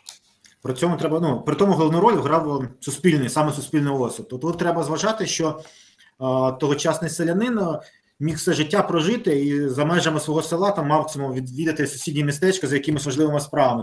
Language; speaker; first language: Ukrainian; native; Ukrainian